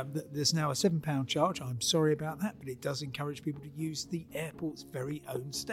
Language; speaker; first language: English; native; English